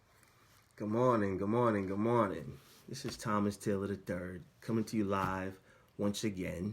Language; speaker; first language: English; native; English